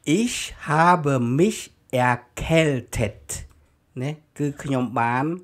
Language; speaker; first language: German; non-native, learner; Khmer